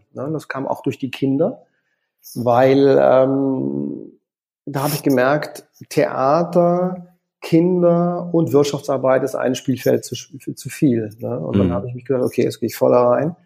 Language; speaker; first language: German; native; German